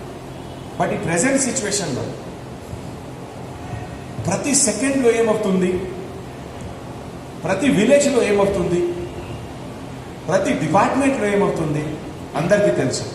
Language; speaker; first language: Telugu; non-native, fluent; Hindi